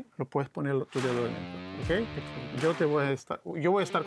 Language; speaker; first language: Spanish; non-native, learner; Hebrew